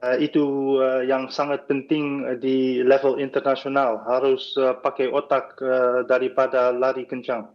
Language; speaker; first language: Indonesian; non-native, fluent; Dutch